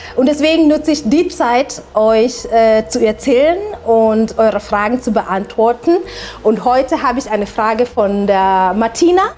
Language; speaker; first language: German; non-native, fluent; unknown